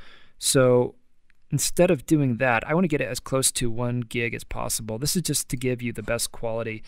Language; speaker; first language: English; native; English